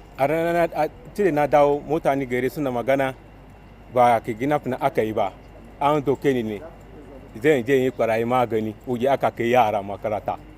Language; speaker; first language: Hausa; non-native, local second language; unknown